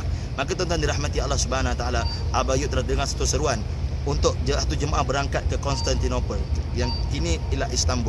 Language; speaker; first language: Malay; native; Malay